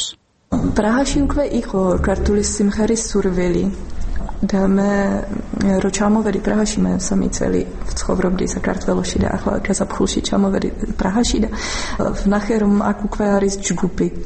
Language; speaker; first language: Georgian; non-native, fluent; Czech